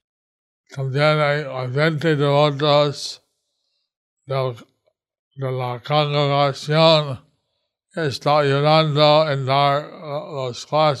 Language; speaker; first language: Spanish; non-native, learner; English